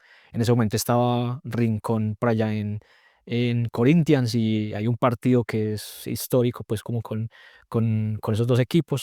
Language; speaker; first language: Spanish; native; Spanish